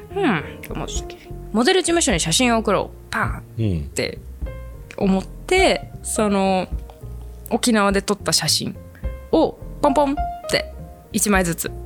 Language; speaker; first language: Japanese; native; Japanese